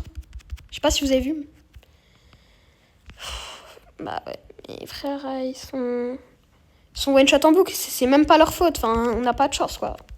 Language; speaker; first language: French; native; French